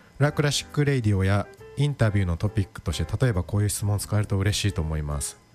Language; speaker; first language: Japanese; native; Japanese